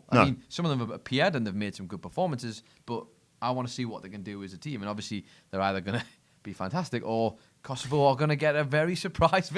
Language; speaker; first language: English; native; English